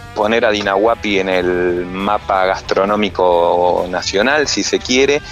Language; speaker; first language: Spanish; native; Spanish